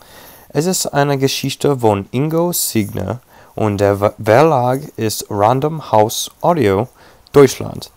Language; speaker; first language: German; non-native, learner; English